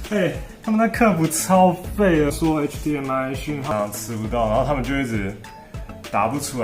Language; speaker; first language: Chinese; native; Chinese